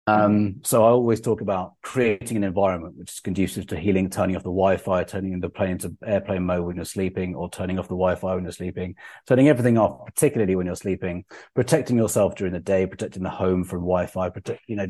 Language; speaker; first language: English; native; English